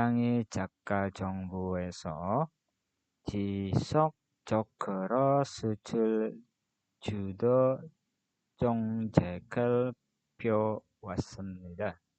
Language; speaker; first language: Korean; non-native, fluent; Indonesian